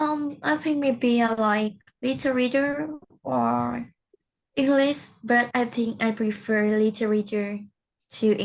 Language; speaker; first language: English; non-native, learner; Vietnamese